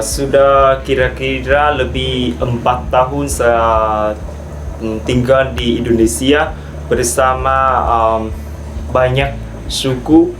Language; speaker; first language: Indonesian; non-native, fluent; Vietnamese